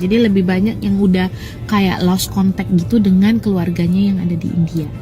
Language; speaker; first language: Indonesian; native; Indonesian